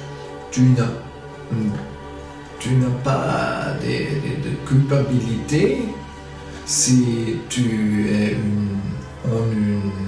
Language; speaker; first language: French; non-native, fluent; German